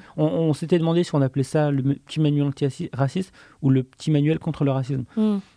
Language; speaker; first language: French; native; French